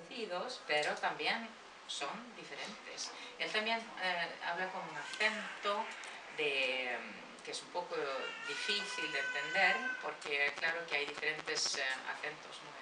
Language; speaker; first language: Spanish; non-native, fluent; Swedish